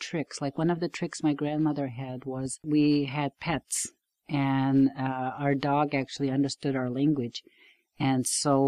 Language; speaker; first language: English; non-native, fluent; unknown